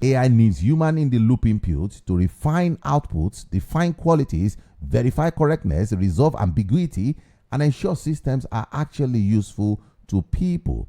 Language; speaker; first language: English; non-native, local second language; Yoruba